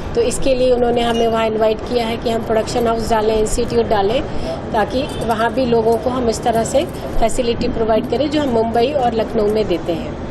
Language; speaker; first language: Hindi; non-native, local second language; Bhojpuri